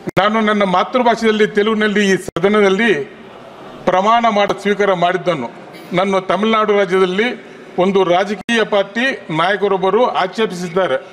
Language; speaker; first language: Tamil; non-native, local second language; Telugu